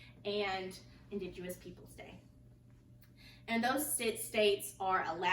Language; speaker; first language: English; native; English